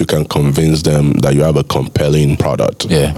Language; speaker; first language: English; non-native, local second language; Yoruba